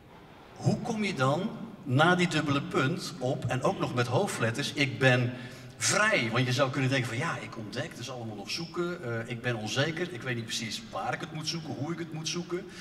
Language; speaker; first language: Dutch; native; Dutch